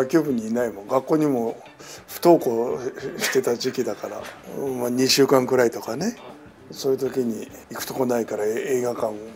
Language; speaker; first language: Japanese; native; Japanese